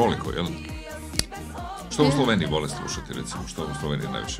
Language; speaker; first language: Croatian; native; Croatian